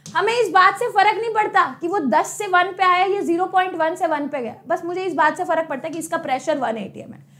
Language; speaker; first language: Hindi; native; Hindi